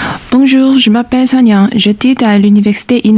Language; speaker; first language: French; non-native, learner; Korean